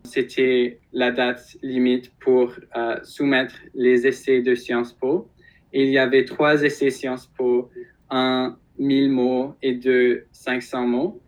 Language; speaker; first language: French; non-native, local second language; English